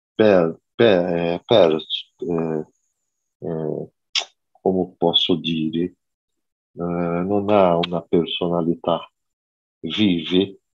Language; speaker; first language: Italian; non-native, fluent; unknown